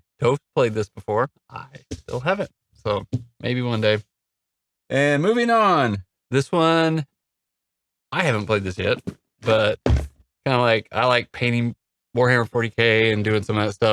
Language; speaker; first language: English; native; English